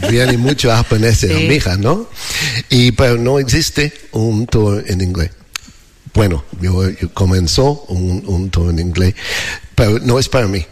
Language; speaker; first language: Spanish; non-native, learner; English